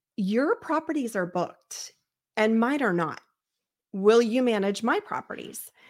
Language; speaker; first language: English; native; English